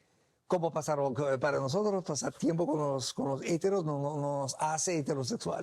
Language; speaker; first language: Spanish; non-native, learner; English